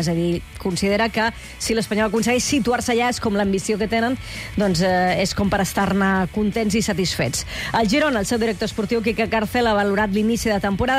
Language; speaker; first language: Catalan; native; Catalan